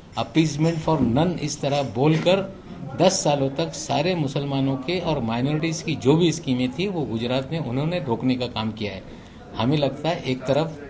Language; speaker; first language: Hindi; native; Hindi